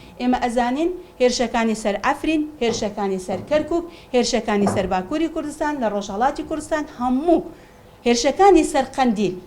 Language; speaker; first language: Central Kurdish; non-native, local second language; Kurdish